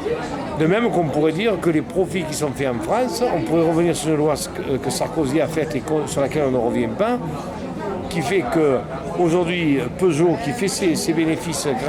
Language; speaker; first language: French; native; French